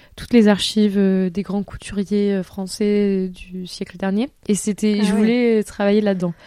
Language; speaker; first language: French; native; French